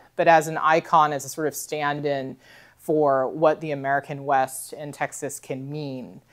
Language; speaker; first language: English; native; English